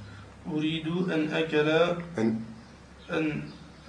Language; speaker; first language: Arabic; non-native, learner; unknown